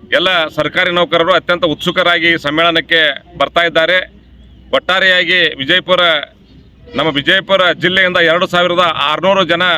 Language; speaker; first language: Kannada; native; Kannada